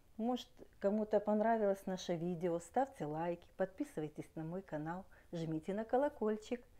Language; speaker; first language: Russian; native; Russian